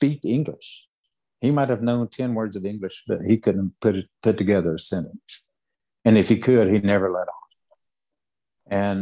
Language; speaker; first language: English; early bilingual, other home language; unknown